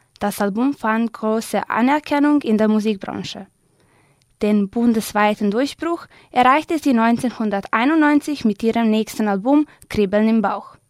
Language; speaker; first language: German; non-native, fluent; Serbian